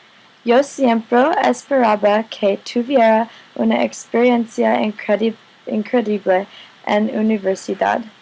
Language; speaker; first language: Spanish; non-native, learner; English